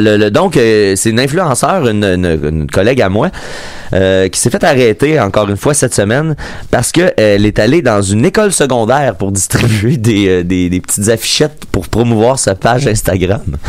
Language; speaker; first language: French; native; French